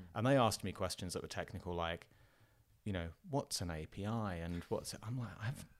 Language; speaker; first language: English; native; English